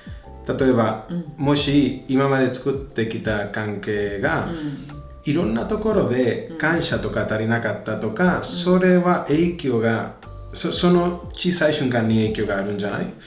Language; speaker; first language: Japanese; non-native, fluent; Spanish